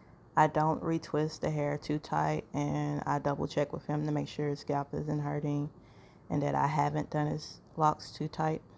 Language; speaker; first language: English; native; English